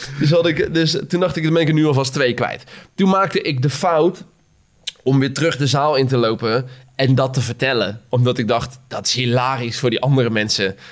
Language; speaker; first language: Dutch; native; Dutch